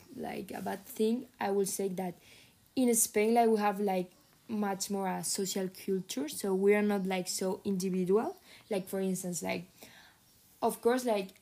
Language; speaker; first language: English; non-native, fluent; Spanish